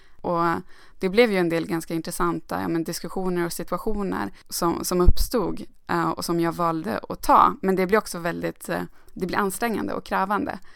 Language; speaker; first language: Swedish; native; Swedish